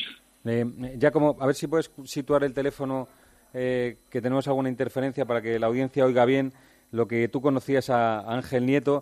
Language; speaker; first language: Spanish; native; Spanish